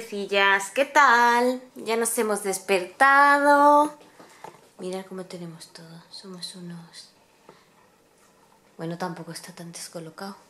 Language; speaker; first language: Spanish; native; Spanish